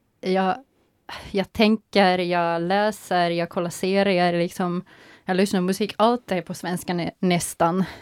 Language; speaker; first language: Swedish; non-native, local second language; Finnish